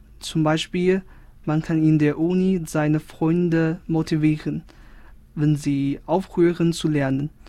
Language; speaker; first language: German; non-native, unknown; Chinese